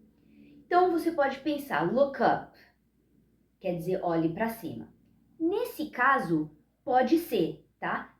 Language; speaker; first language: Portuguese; early bilingual, heritage; Portuguese